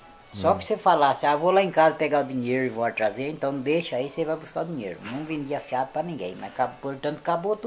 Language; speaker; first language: Portuguese; native; Portuguese